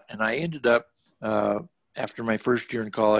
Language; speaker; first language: English; native; English